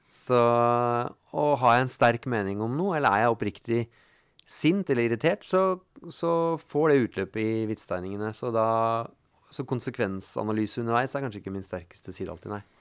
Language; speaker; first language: Norwegian; native; Norwegian